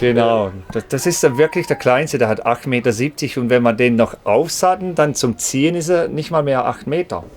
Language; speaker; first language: German; native; German